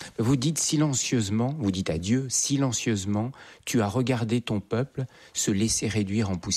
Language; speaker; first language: French; native; French